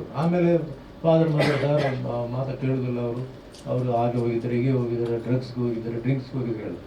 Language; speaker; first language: Kannada; non-native, local second language; Tulu